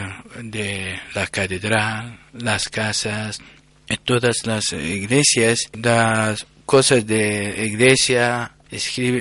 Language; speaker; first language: Spanish; non-native, learner; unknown